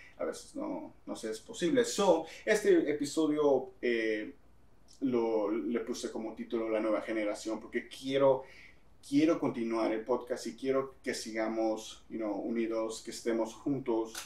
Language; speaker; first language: Spanish; early bilingual, heritage; Spanish